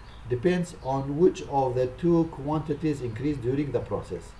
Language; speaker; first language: English; non-native, fluent; Arabic